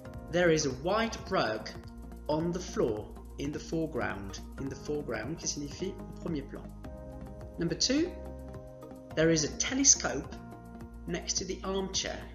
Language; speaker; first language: English; non-native, fluent; French